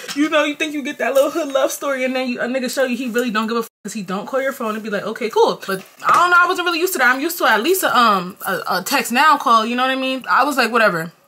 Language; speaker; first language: English; native; English